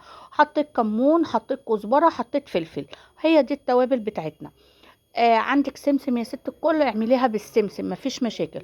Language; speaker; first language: Arabic; native; Arabic